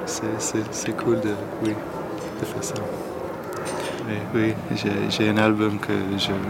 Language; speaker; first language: French; non-native, learner; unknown